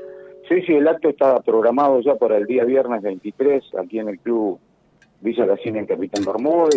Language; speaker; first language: Spanish; native; Spanish